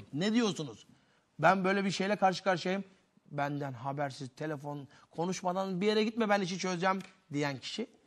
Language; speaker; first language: Turkish; native; Turkish